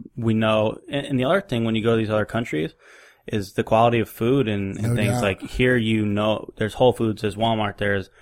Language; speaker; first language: English; native; English